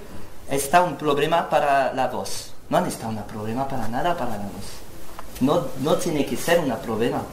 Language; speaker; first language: Spanish; non-native, learner; French